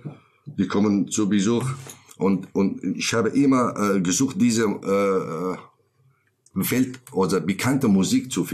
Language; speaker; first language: German; non-native, learner; Kurdish